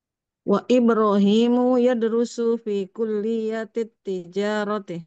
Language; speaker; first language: Arabic; non-native, learner; Indonesian